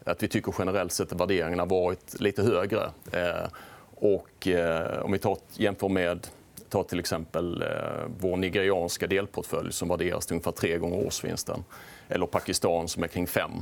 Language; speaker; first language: Swedish; native; Swedish